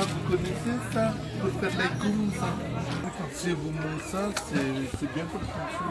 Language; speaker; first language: French; non-native, learner; Indonesian